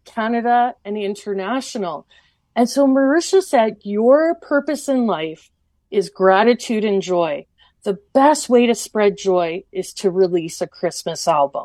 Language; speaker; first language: English; native; English